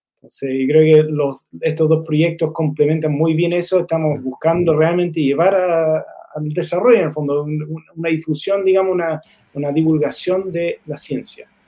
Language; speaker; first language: Spanish; non-native, fluent; English